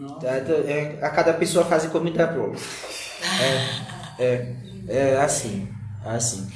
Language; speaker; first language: Portuguese; non-native, learner; Haitian Creole